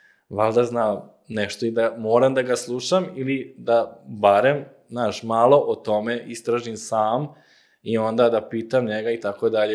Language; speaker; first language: Serbian; non-native, fluent; Slovenian